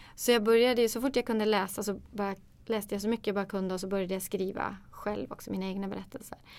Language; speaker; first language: Swedish; native; Swedish